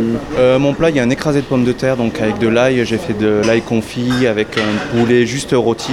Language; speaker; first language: French; native; French